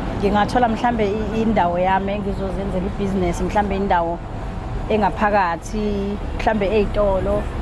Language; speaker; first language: Zulu; non-native, local second language; Southern Sotho